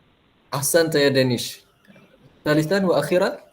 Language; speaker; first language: Arabic; non-native, fluent; Malay